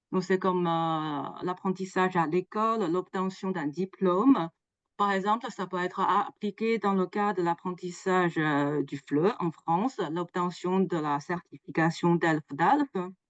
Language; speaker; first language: French; non-native, fluent; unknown